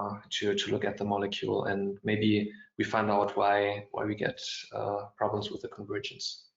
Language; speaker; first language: English; non-native, fluent; German